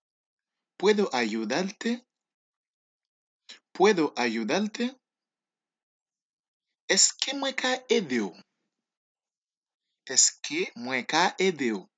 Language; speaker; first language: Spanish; non-native, learner; Haitian Creole